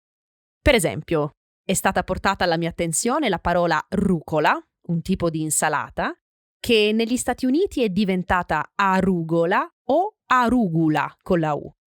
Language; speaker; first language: Italian; native; Italian